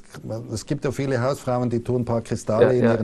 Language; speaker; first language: German; native; German